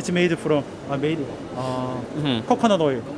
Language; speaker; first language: English; non-native, learner; Korean